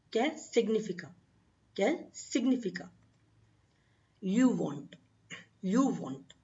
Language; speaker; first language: Spanish; non-native, learner; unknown